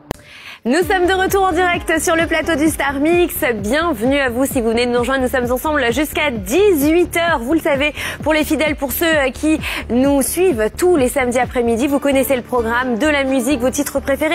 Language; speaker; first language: French; native; French